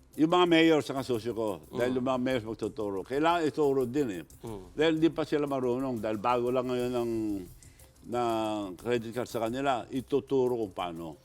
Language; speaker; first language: Filipino; non-native, local second language; Iloko